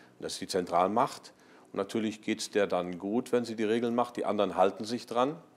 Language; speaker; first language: German; native; German